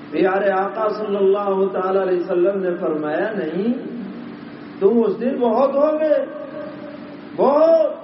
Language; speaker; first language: Urdu; native; Urdu